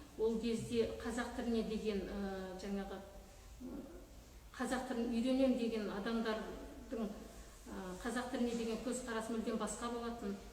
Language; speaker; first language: Kazakh; native; Kazakh